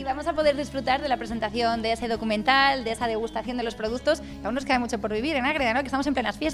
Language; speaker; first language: Spanish; native; Spanish